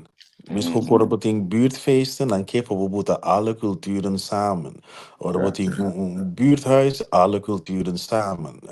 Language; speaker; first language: Dutch; non-native, local second language; Papiamento